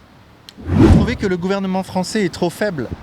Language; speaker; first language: French; native; French